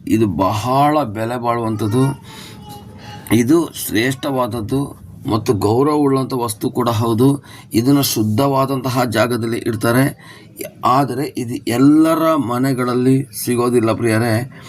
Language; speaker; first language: Kannada; non-native, local second language; Kodava